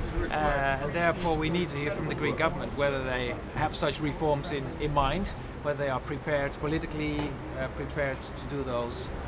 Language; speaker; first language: English; non-native, fluent; Dutch